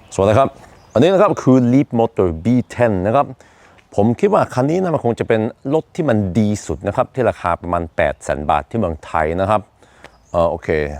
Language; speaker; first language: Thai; non-native, fluent; Norwegian